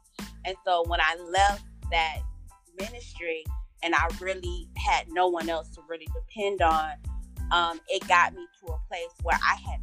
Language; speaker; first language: English; native; English